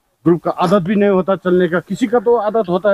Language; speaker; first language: Hindi; non-native, local second language; Nepali